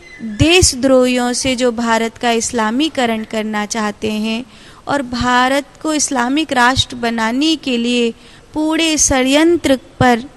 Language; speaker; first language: Hindi; native; Hindi